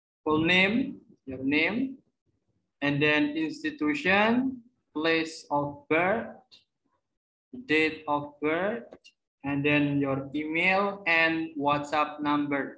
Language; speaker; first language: English; non-native, learner; Indonesian